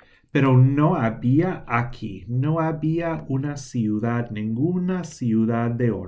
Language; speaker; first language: Spanish; non-native, fluent; English